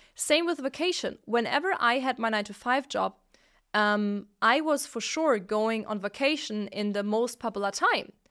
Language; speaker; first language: English; non-native, fluent; Italian